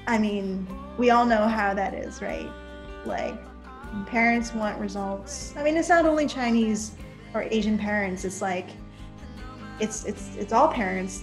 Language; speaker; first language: English; native; English